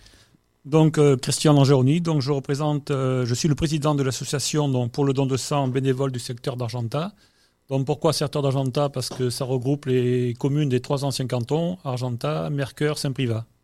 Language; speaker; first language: French; native; French